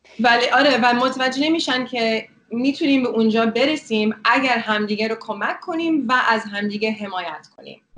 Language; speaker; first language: Persian; early bilingual, heritage; Persian